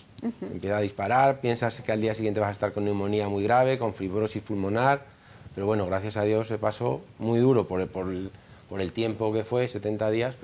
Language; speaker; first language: Spanish; native; Spanish